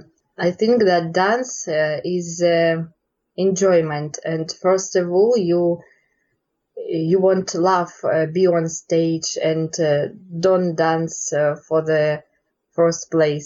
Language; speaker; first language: English; non-native, learner; Russian